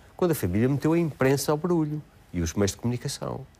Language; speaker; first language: Portuguese; native; Portuguese